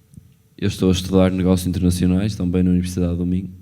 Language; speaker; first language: Portuguese; native; Portuguese